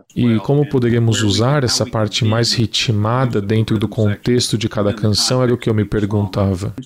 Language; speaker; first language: Portuguese; non-native, fluent; English